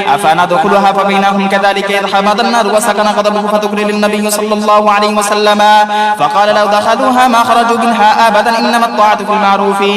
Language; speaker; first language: Arabic; non-native, fluent; Bangla